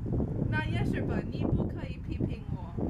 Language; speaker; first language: Chinese; non-native, learner; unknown